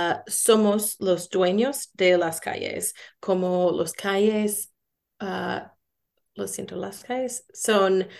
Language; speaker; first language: Spanish; non-native, learner; English